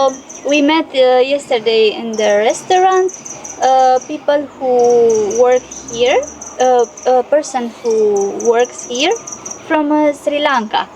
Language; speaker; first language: English; non-native, learner; Romanian